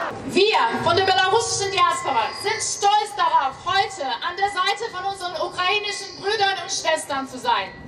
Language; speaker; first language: German; non-native, fluent; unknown